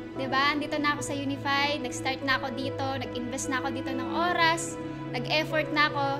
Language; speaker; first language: Filipino; native; Filipino